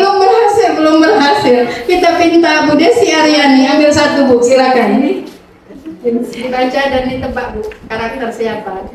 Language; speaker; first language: Indonesian; native; Indonesian